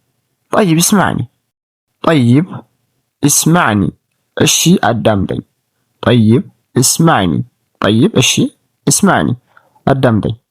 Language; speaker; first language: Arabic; non-native, fluent; Amharic